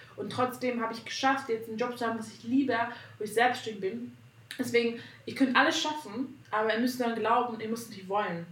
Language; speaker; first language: German; non-native, fluent; Hungarian